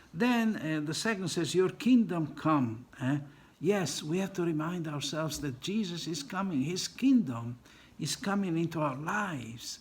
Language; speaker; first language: English; non-native, fluent; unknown